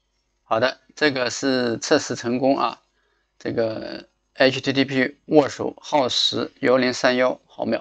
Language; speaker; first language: Chinese; native; Chinese